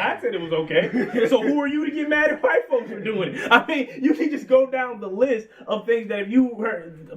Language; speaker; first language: English; native; English